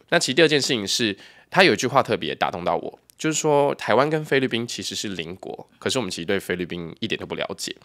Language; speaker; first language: Chinese; native; Chinese